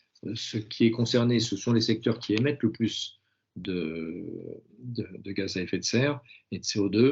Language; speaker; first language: French; native; French